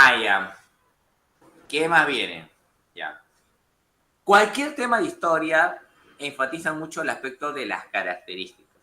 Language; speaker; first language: Spanish; native; Spanish